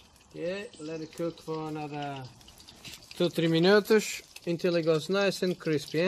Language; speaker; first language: English; non-native, fluent; Portuguese